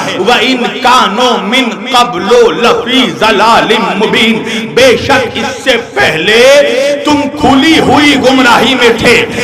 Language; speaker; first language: Urdu; native; Urdu